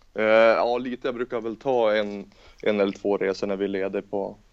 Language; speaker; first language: Swedish; native; Swedish